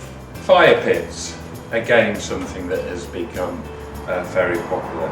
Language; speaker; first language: English; native; English